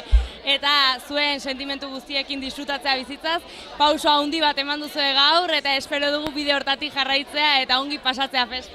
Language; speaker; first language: Basque; native; Basque